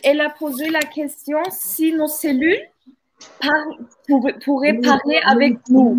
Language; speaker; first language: French; non-native, fluent; Turkish